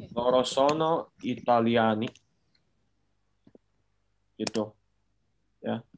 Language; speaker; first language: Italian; non-native, fluent; Indonesian